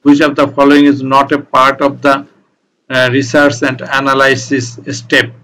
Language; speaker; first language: English; non-native, local second language; Bangla